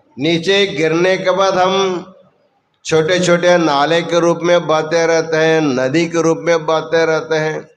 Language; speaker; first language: Hindi; non-native, local second language; Marathi